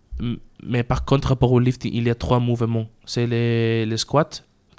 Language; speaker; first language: French; non-native, learner; Spanish